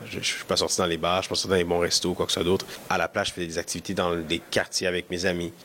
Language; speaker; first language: French; early bilingual, other home language; Kinyarwanda